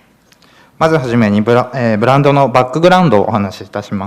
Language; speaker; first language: Japanese; native; Japanese